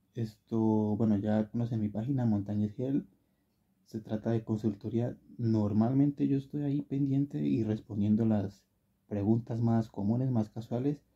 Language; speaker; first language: Spanish; native; Spanish